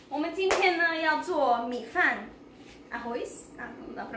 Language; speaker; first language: Chinese; non-native, fluent; Portuguese